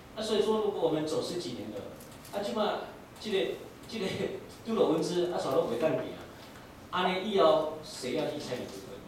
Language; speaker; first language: Chinese; native; Chinese